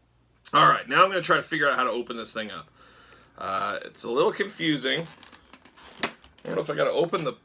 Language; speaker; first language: English; native; English